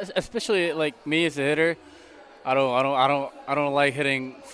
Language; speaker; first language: English; non-native, fluent; Spanish